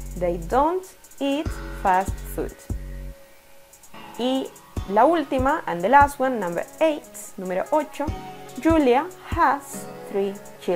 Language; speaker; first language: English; non-native, fluent; Spanish